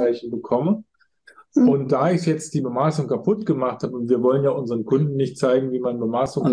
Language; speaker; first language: German; native; German